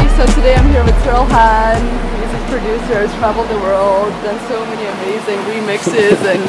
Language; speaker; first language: English; non-native, local second language; Cantonese